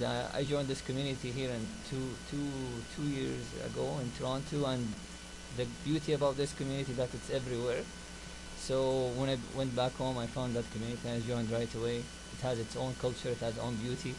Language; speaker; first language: English; non-native, fluent; Arabic